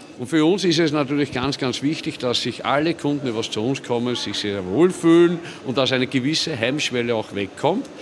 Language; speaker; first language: German; native; German